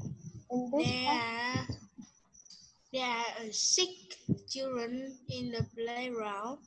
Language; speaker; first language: English; non-native, learner; Vietnamese